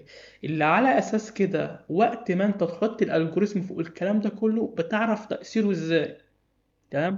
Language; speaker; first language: Arabic; native; Arabic